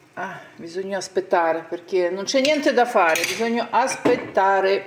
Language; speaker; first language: Italian; non-native, learner; Ukrainian